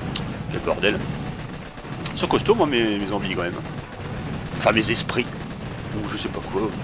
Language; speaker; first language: French; native; French